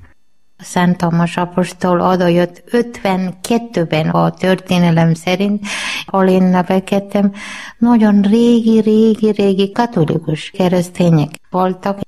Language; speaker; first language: Hungarian; non-native, learner; Malayalam